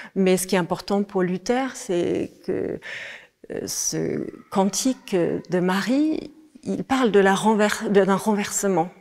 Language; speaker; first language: French; non-native, fluent; Danish